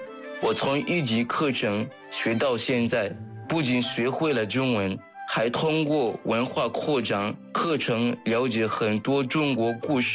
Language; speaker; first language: Chinese; non-native, fluent; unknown